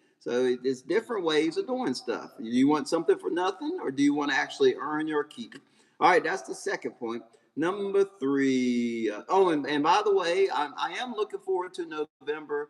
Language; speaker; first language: English; native; English